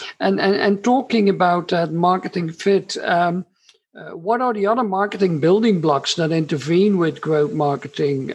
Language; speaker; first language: English; non-native, fluent; Dutch